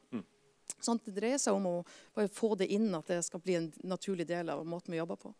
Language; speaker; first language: Norwegian; native; Norwegian